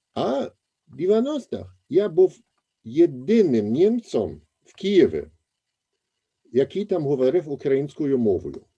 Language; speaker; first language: Ukrainian; non-native, fluent; German